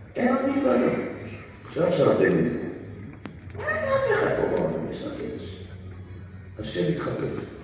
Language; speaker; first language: Hebrew; native; Hebrew